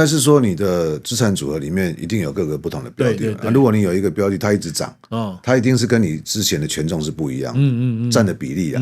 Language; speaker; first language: Chinese; native; Chinese